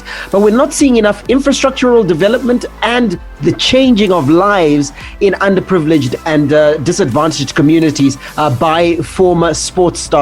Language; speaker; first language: English; native; English